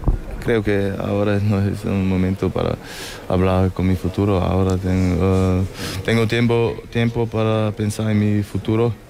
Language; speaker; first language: Spanish; non-native, fluent; German